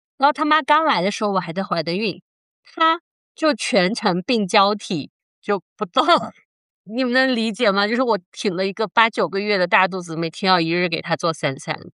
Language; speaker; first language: Chinese; native; Chinese